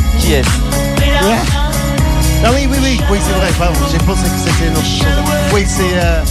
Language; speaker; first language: French; non-native, fluent; English